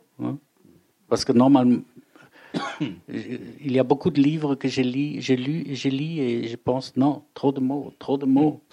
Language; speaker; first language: French; non-native, fluent; German